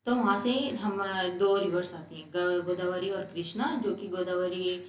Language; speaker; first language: Hindi; non-native, local second language; Telugu